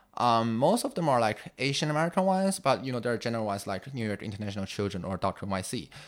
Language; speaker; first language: English; non-native, fluent; Chinese